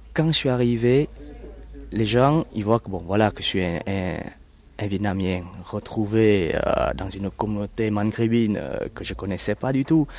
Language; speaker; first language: French; early bilingual, other home language; Vietnamese